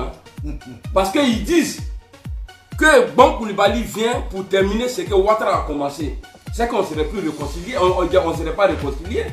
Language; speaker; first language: French; native; French